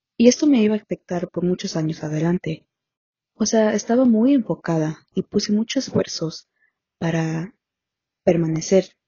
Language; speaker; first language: Spanish; early bilingual, heritage; Spanish